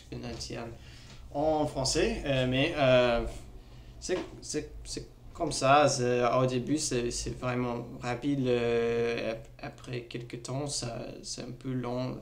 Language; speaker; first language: French; non-native, learner; English